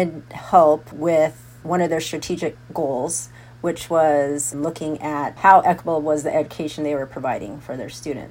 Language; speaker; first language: English; native; English